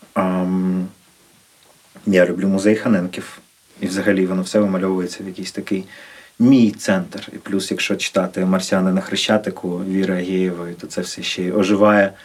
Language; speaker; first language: Ukrainian; non-native, local second language; Russian